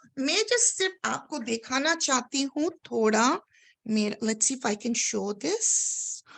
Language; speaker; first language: Hindi; non-native, local second language; Bangla